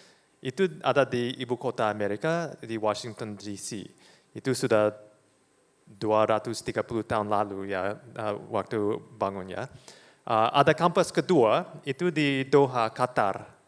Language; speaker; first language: Indonesian; non-native, fluent; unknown